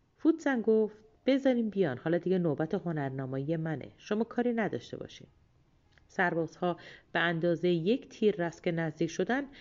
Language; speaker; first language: Persian; native; Persian